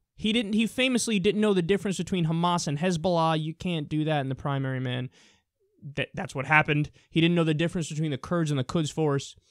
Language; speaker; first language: English; native; English